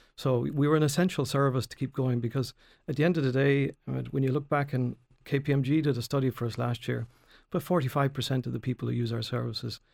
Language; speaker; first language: English; native; English